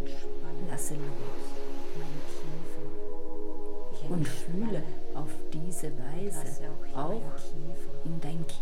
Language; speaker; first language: German; native; German